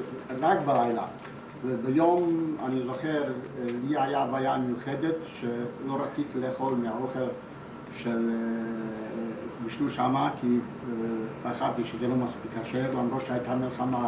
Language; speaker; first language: Hebrew; non-native, fluent; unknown